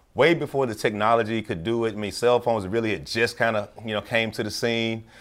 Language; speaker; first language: English; native; English